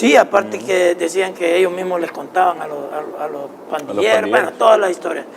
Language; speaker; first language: Spanish; native; Spanish